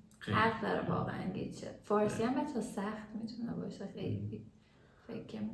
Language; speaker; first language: Persian; native; Persian